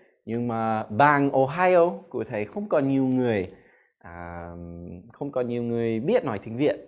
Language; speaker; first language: Vietnamese; non-native, fluent; English